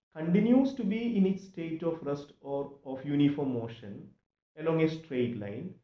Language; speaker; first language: English; non-native, local second language; Malayalam